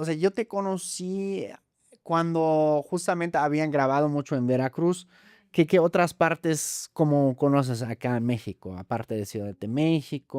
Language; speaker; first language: Spanish; non-native, fluent; German